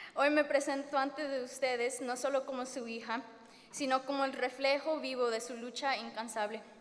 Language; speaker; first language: Spanish; early bilingual, heritage; Spanish